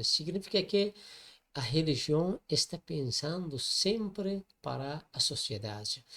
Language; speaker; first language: Portuguese; non-native, learner; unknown